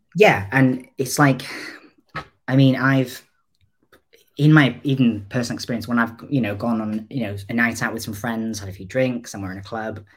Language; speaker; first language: English; native; English